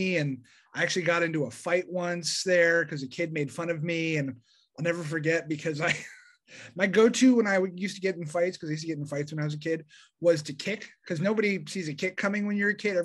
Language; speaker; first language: English; native; English